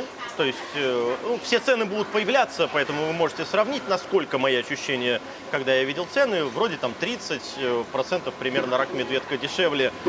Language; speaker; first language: Russian; native; Russian